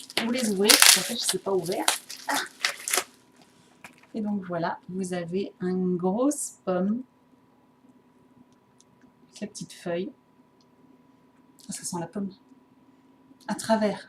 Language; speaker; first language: French; native; French